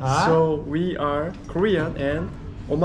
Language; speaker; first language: English; non-native, learner; Korean